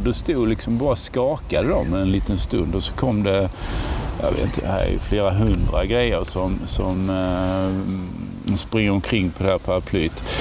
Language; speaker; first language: Swedish; native; Swedish